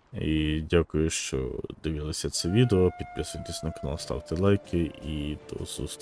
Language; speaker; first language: Ukrainian; native; Ukrainian